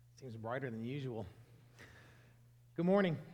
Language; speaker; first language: English; native; English